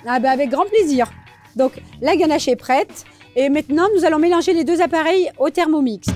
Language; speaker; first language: French; native; French